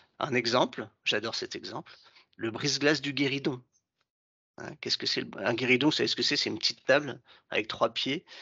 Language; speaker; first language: French; native; French